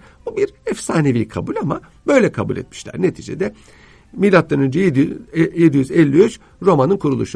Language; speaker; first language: Turkish; native; Turkish